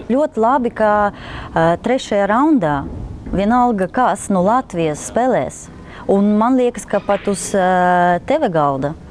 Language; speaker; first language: Latvian; non-native, local second language; Russian